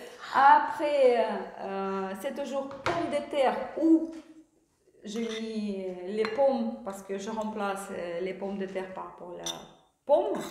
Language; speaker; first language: French; non-native, learner; Russian